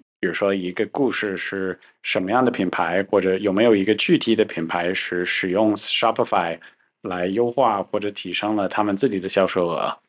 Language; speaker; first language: Chinese; non-native, fluent; English